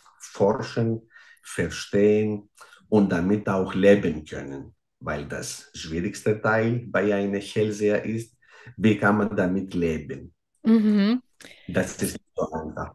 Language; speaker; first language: German; non-native, fluent; Greek